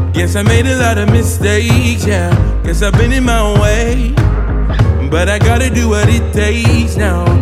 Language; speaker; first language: French; native; French